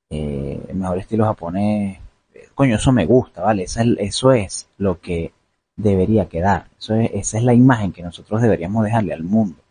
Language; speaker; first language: Spanish; native; Spanish